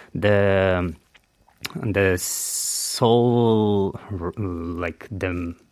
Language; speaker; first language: English; non-native, learner; Uzbek